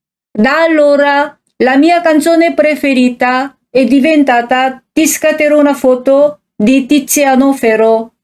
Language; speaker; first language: Italian; non-native, fluent; Korean